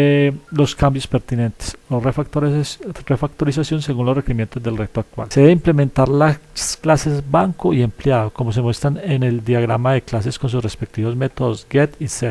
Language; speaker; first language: Spanish; native; Spanish